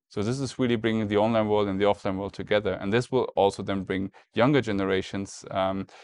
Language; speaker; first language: English; non-native, fluent; German